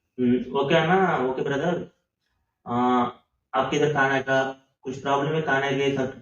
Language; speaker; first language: Hindi; non-native, local second language; Telugu